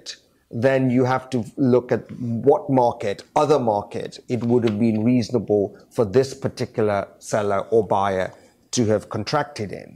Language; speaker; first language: English; native; English